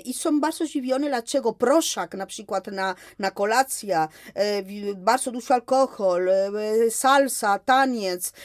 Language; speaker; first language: Polish; non-native, fluent; Spanish